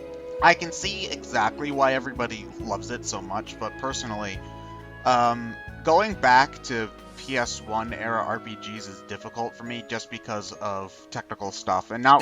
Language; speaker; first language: English; native; English